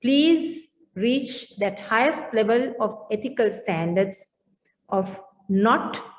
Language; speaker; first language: English; non-native, local second language; Sinhala